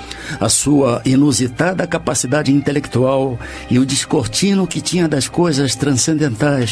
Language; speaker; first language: Portuguese; native; Portuguese